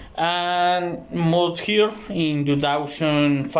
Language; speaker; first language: English; non-native, learner; Spanish